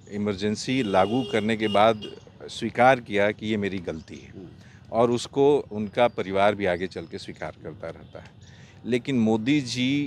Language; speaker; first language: Hindi; native; Hindi